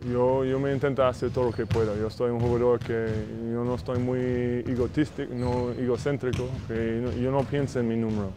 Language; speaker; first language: Spanish; non-native, fluent; English